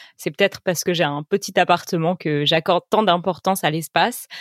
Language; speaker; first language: French; native; French